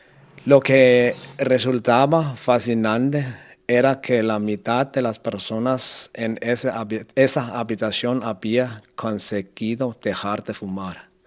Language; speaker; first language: Spanish; non-native, learner; Danish